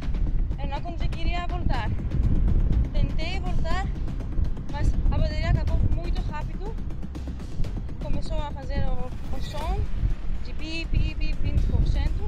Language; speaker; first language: Portuguese; non-native, learner; Greek